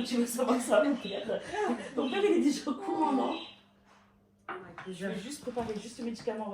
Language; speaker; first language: French; native; French